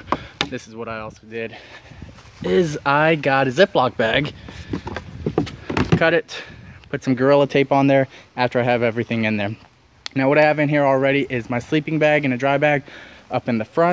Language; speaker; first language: English; native; English